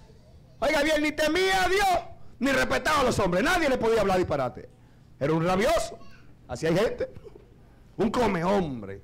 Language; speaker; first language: Spanish; native; Spanish